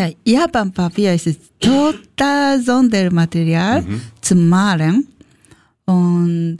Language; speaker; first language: German; non-native, learner; Japanese